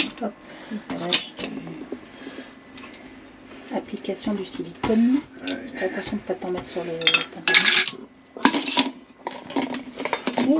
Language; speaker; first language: French; native; French